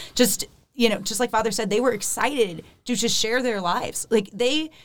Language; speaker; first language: English; native; English